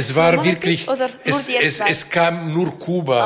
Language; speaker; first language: German; non-native, local second language; Italian